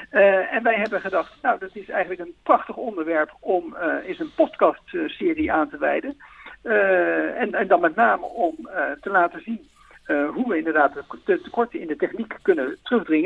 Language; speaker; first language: Dutch; native; Dutch